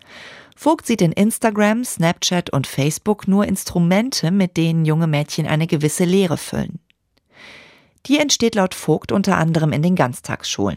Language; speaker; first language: German; native; German